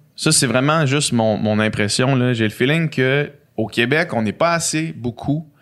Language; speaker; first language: French; native; French